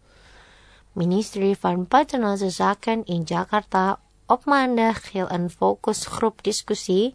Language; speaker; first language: Dutch; non-native, fluent; Indonesian